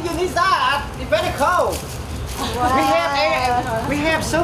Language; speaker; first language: English; non-native, learner; Vietnamese